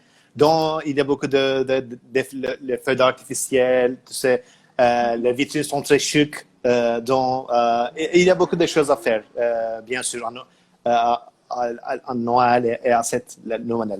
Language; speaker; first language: French; non-native, learner; Turkish